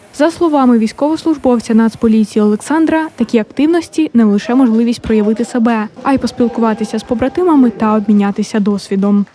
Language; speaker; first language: Ukrainian; native; Ukrainian